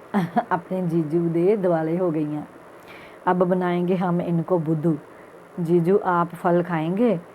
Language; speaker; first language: Hindi; non-native, local second language; Punjabi